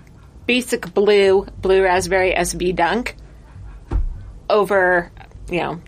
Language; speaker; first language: English; native; English